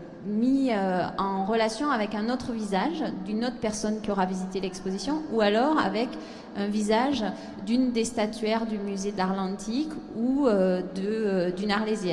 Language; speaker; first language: French; native; French